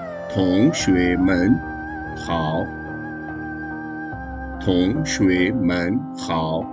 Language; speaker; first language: Chinese; non-native, fluent; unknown